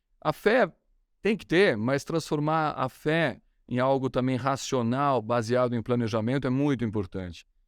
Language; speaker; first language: Portuguese; non-native, fluent; German